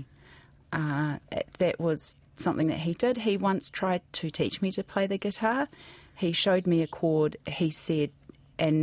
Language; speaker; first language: English; native; English